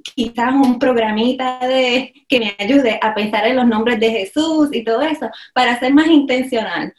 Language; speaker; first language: Spanish; native; Spanish